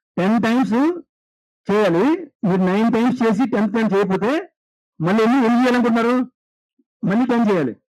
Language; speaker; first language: Telugu; native; Telugu